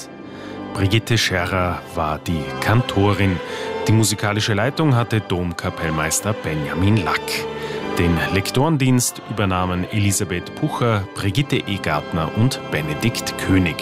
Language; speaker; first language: German; native; German